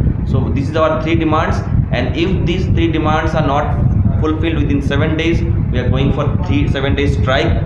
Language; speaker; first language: English; non-native, local second language; Bangla